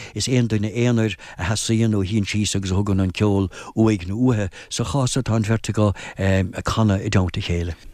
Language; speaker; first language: Irish; non-native, local second language; English